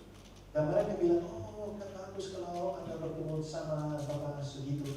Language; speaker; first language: Indonesian; non-native, fluent; Dutch